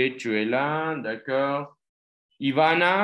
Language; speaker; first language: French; non-native, learner; Spanish